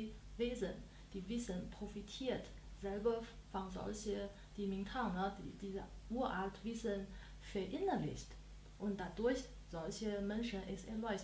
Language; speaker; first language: German; non-native, learner; Chinese